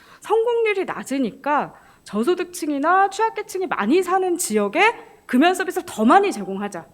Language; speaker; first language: Korean; native; Korean